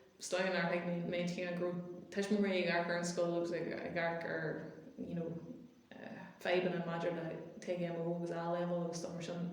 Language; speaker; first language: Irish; non-native, local second language; English